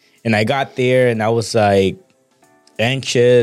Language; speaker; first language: English; early bilingual, other home language; Spanish